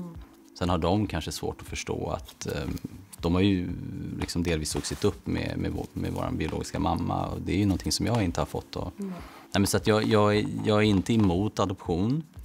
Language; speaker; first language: Swedish; native; Swedish